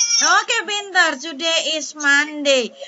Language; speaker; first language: English; non-native, fluent; Indonesian